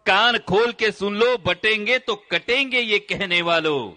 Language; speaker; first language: Hindi; non-native, local second language; Marathi